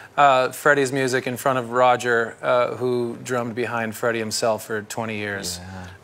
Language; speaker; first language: English; native; English